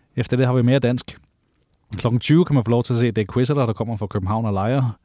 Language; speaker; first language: Danish; native; Danish